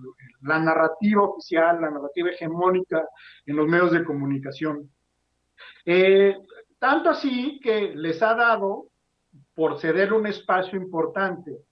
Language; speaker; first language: Spanish; native; Spanish